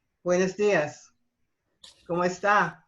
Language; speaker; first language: Spanish; non-native, fluent; English